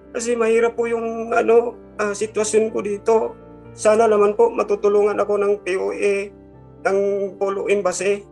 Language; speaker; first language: Filipino; non-native, local second language; Cebuano